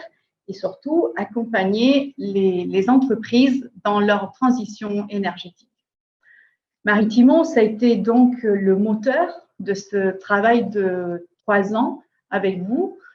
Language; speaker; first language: French; native; French